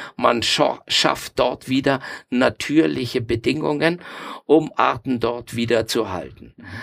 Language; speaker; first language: German; non-native, fluent; Spanish